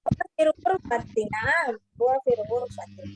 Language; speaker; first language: Arabic; non-native, fluent; Indonesian